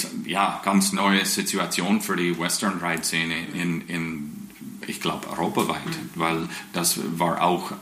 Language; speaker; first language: German; non-native, fluent; English